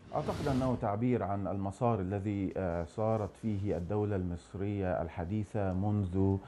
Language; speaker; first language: Arabic; native; Arabic